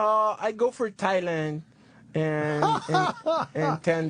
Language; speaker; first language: English; non-native, learner; Portuguese